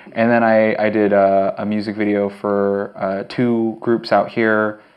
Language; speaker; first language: English; native; English